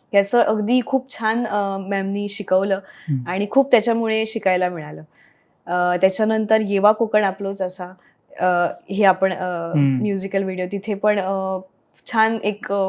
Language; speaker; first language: Marathi; native; Marathi